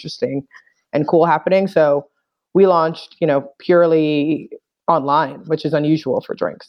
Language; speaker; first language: English; native; English